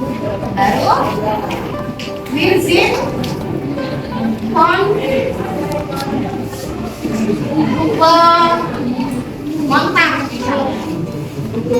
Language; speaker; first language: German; non-native, learner; Indonesian